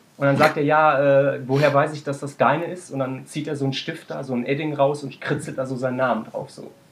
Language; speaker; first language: German; native; German